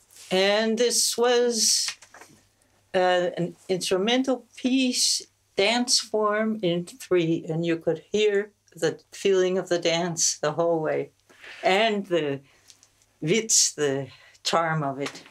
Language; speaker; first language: English; native; English